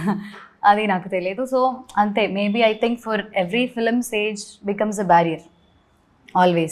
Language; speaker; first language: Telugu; non-native, learner; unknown